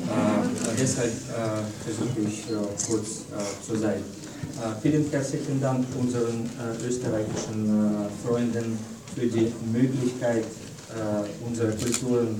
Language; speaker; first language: German; non-native, fluent; Russian